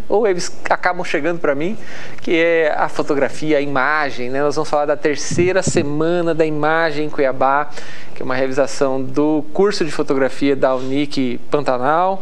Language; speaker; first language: Portuguese; native; Portuguese